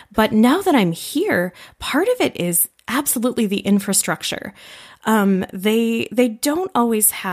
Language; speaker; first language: English; native; English